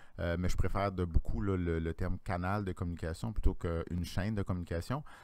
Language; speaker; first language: French; native; French